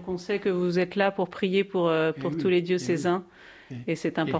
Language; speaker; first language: French; native; French